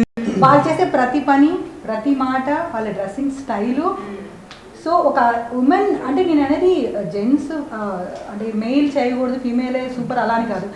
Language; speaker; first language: Telugu; native; Telugu